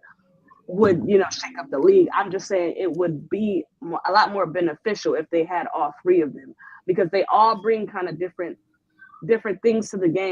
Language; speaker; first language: English; native; English